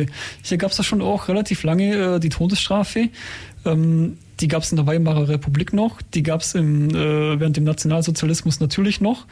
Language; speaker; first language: German; native; German